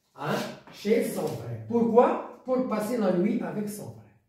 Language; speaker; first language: French; non-native, local second language; Arabic